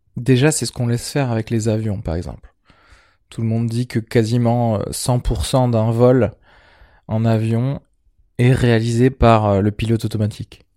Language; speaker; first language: French; early bilingual, other home language; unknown